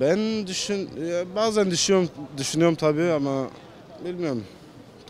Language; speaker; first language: Turkish; early bilingual, other home language; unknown